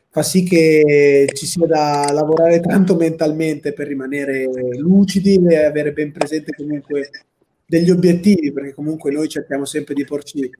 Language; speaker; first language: Italian; native; Italian